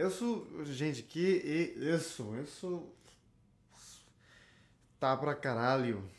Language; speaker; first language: Portuguese; non-native, learner; Spanish